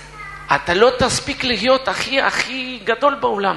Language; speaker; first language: Hebrew; non-native, fluent; Russian